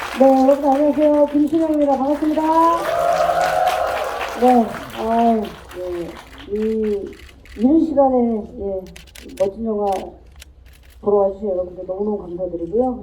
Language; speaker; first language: Korean; native; Korean